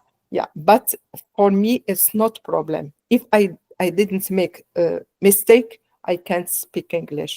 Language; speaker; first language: English; non-native, learner; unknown